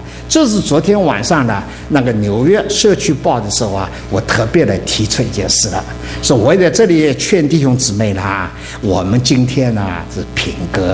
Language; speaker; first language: Chinese; native; Chinese